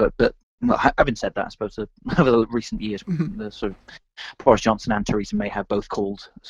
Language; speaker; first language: English; native; English